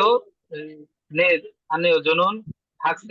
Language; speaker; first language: Korean; non-native, learner; Bangla